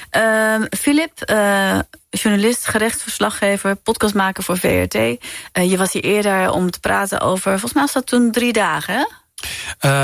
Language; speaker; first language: Dutch; native; Dutch